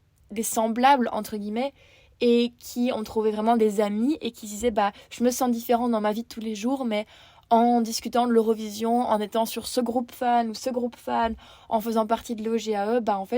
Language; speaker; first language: French; native; French